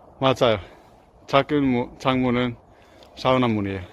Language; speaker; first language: Korean; non-native, learner; Finnish